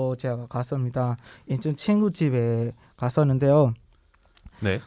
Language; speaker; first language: Korean; non-native, learner; Burmese